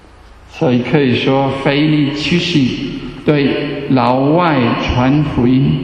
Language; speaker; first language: Chinese; non-native, fluent; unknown